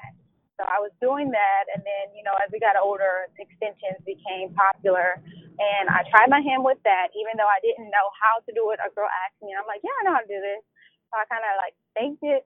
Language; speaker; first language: English; native; English